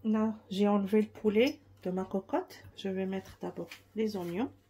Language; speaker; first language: French; non-native, local second language; Arabic